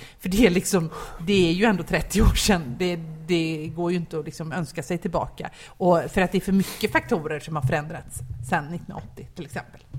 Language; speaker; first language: Swedish; native; Swedish